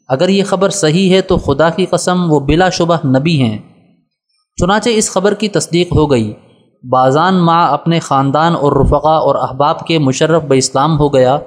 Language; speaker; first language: Urdu; native; Urdu